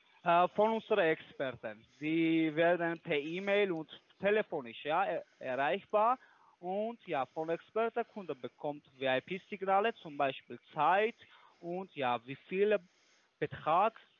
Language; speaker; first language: German; non-native, learner; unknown